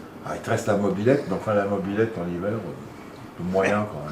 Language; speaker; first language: French; native; French